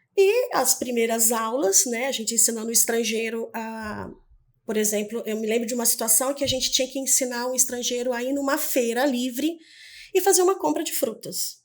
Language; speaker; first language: Portuguese; native; Portuguese